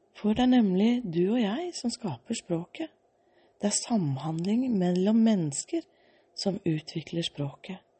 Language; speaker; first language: Norwegian; early bilingual, other home language; Danish